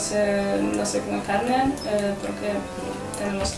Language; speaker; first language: Spanish; non-native, fluent; Polish